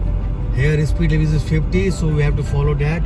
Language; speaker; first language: English; non-native, local second language; Hindi